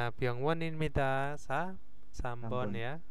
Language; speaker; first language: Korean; non-native, fluent; Indonesian